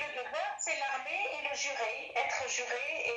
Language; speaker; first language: French; non-native, fluent; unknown